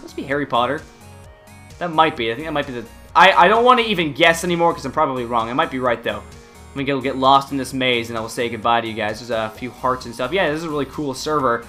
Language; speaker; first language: English; native; English